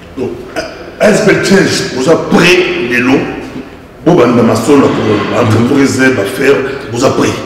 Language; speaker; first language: French; non-native, local second language; Lingala